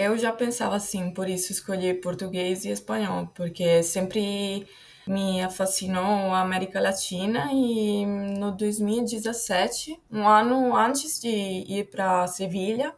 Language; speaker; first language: Portuguese; non-native, fluent; Italian